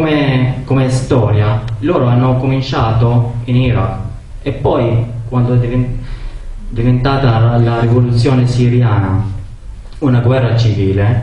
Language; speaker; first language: Italian; non-native, learner; Arabic